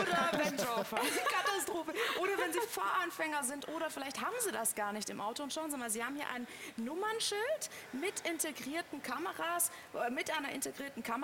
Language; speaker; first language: German; native; German